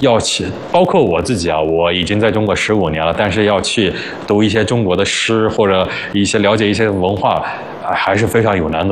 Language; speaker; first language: Chinese; early bilingual, other home language; Arabic